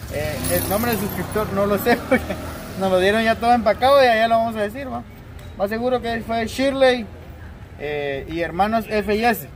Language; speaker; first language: Spanish; native; Spanish